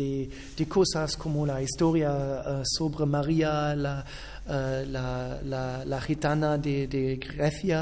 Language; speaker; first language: Spanish; non-native, fluent; German